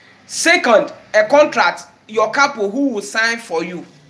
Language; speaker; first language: English; non-native, local second language; Akan